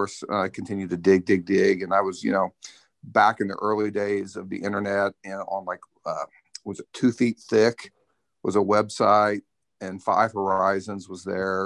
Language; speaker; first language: English; native; English